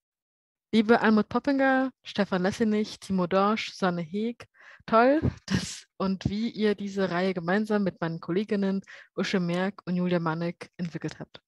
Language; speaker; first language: German; native; German